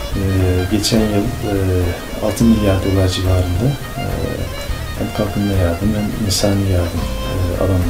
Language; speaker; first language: Turkish; native; Turkish